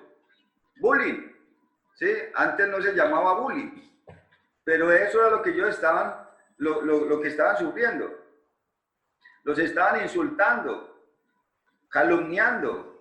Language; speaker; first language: Spanish; native; Spanish